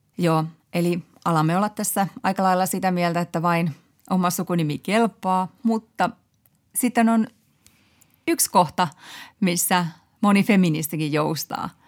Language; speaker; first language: Finnish; native; Finnish